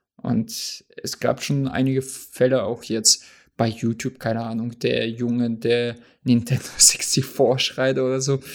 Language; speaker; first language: German; non-native, fluent; Russian